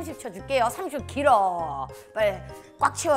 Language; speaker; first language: Korean; native; Korean